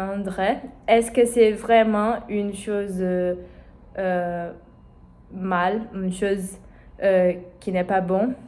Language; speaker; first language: French; non-native, learner; Portuguese